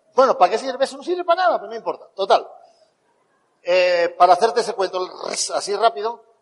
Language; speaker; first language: Spanish; native; Spanish